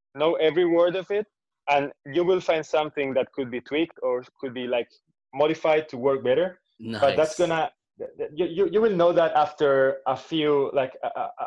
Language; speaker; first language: English; non-native, fluent; Spanish